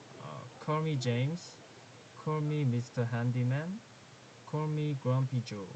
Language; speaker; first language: English; non-native, learner; Korean